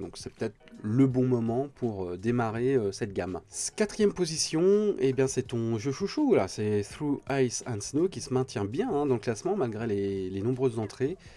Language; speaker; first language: French; native; French